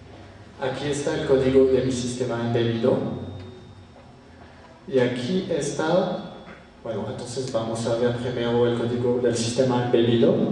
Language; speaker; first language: Spanish; non-native, fluent; French